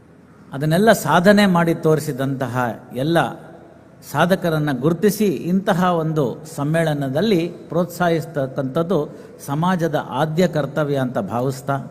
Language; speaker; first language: Kannada; native; Kannada